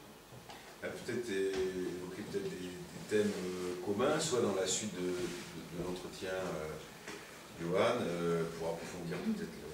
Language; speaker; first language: French; native; French